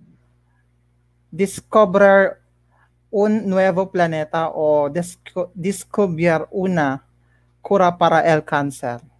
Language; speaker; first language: Spanish; non-native, learner; Filipino